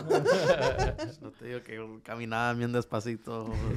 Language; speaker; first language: Spanish; early bilingual, heritage; Spanish